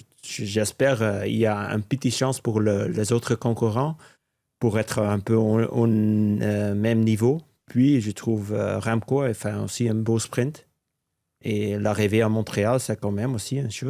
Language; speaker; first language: French; non-native, local second language; Dutch